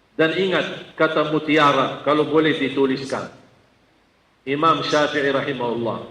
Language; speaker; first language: Malay; non-native, fluent; Arabic